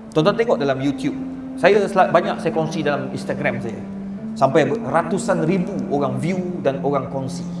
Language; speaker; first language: Malay; native; Malay